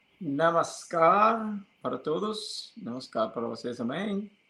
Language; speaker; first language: Portuguese; non-native, fluent; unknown